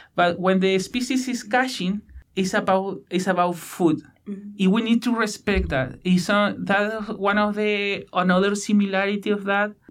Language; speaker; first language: English; non-native, learner; Spanish